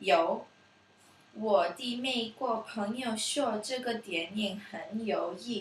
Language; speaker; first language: Chinese; non-native, learner; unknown